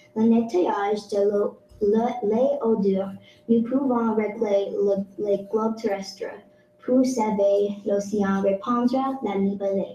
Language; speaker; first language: French; non-native, local second language; English